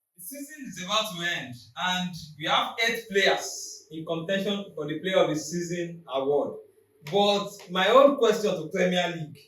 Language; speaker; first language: Nigerian Pidgin; native; Nigerian Pidgin